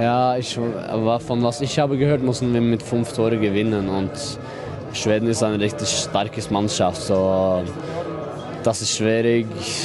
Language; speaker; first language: German; non-native, fluent; Norwegian